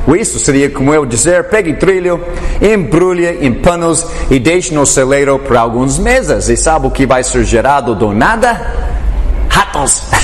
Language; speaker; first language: Portuguese; non-native, fluent; English